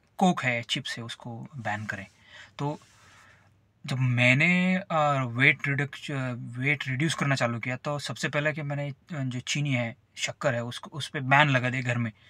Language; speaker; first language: Hindi; non-native, local second language; Marathi